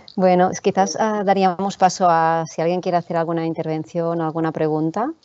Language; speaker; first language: Spanish; non-native, local second language; Catalan